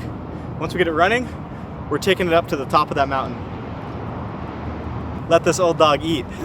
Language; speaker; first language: English; native; English